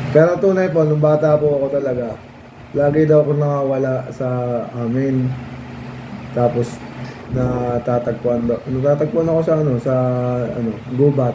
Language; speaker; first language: Filipino; native; Filipino